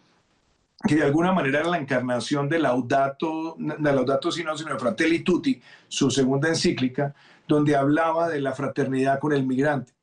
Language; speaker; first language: Spanish; native; Spanish